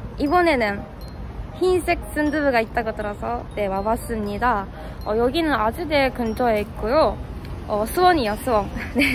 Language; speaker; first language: Korean; non-native, fluent; Japanese